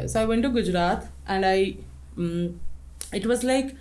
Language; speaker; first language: English; non-native, local second language; Hindi